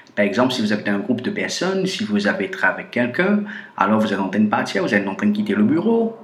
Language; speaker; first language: French; non-native, fluent; Portuguese